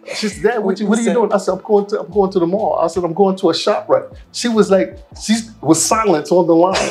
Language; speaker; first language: English; native; English